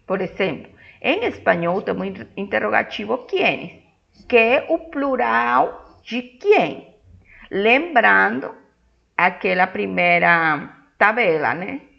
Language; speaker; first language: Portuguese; non-native, fluent; Spanish